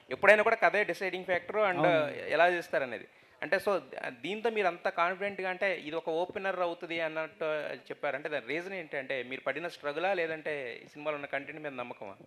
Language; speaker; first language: Telugu; native; Telugu